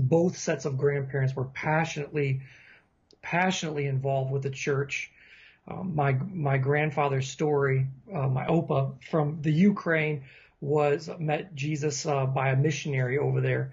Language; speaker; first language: English; native; English